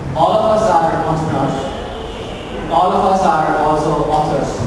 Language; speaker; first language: English; non-native, local second language; Kannada